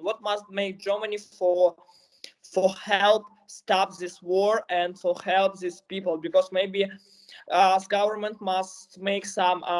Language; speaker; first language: English; non-native, learner; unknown